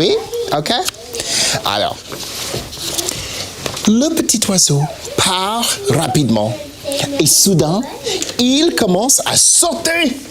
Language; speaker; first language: French; non-native, fluent; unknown